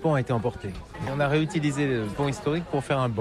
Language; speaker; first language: French; native; French